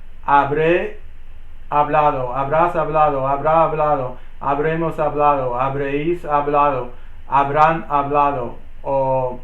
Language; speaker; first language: Spanish; non-native, learner; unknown